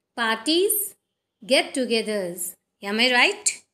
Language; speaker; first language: English; non-native, local second language; Telugu